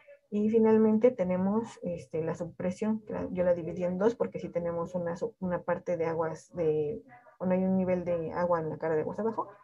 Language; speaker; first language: Spanish; native; Spanish